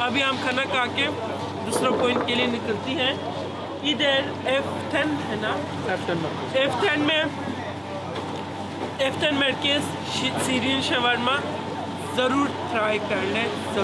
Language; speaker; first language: Hindi; non-native, learner; Turkish